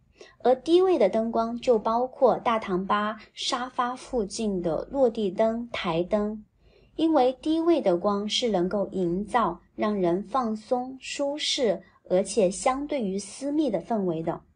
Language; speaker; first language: Chinese; native; Chinese